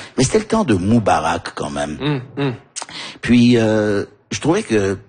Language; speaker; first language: French; early bilingual, heritage; French